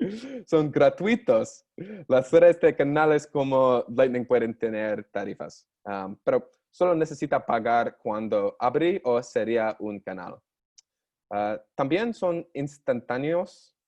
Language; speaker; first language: Spanish; non-native, learner; English